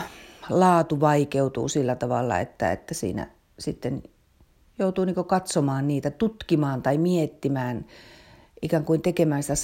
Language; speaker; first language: Finnish; native; Finnish